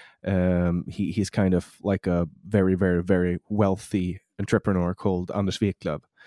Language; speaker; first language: English; non-native, fluent; Swedish